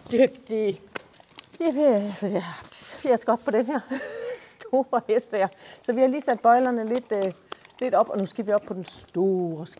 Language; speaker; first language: Danish; native; Danish